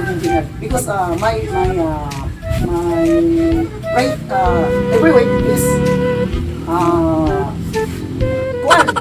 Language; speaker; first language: English; non-native, learner; Filipino